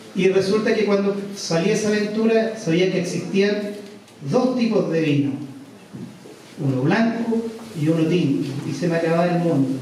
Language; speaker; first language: Spanish; native; Spanish